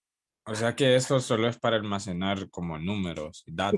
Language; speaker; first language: Spanish; native; Spanish